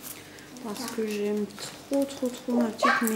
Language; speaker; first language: French; native; French